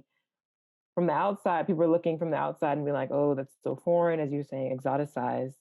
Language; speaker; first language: English; native; English